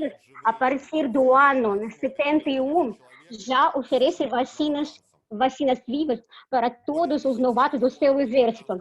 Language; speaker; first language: Portuguese; non-native, fluent; Russian